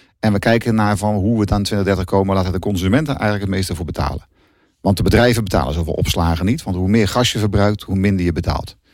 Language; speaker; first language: Dutch; native; Dutch